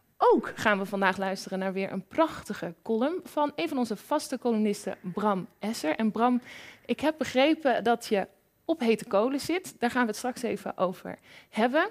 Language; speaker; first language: Dutch; native; Dutch